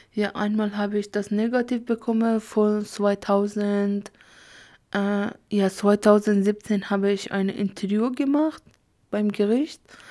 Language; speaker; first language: German; non-native, learner; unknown